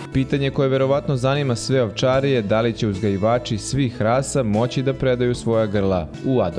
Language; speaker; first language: Serbian; native; Serbian